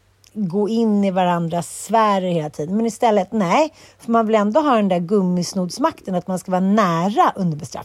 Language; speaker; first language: Swedish; native; Swedish